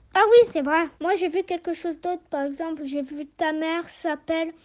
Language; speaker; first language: French; native; French